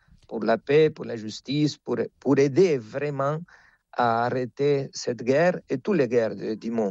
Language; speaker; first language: French; non-native, fluent; Spanish